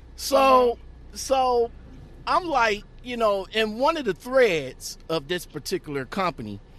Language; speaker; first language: English; native; English